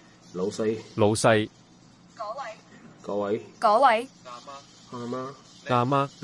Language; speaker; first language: Cantonese; non-native, learner; Chinese